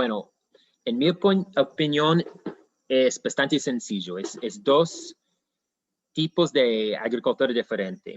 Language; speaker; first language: Spanish; non-native, fluent; English